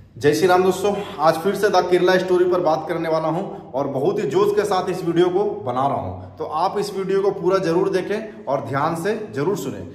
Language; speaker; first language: Hindi; native; Hindi